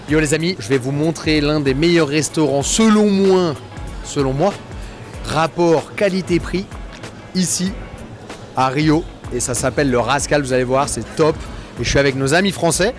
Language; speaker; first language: French; native; French